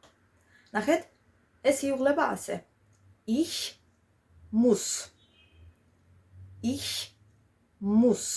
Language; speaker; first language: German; non-native, fluent; Georgian